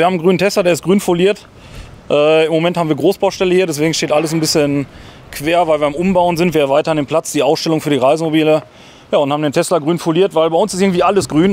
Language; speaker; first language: German; native; German